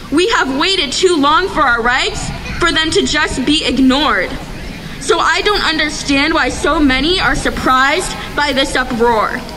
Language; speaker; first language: English; native; English